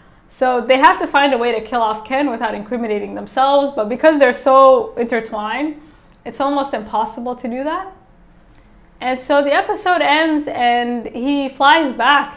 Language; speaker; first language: English; native; English